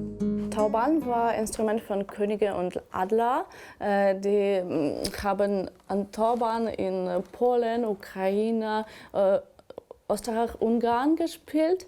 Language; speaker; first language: German; non-native, learner; Ukrainian